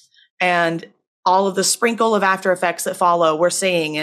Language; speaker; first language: English; native; English